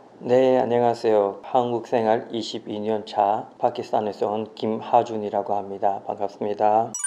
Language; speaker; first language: Korean; non-native, fluent; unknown